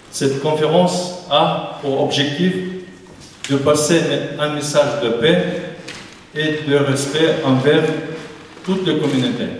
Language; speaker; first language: French; non-native, fluent; Chechen